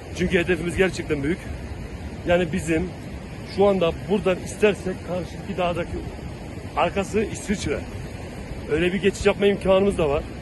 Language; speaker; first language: Turkish; early bilingual, heritage; Turkish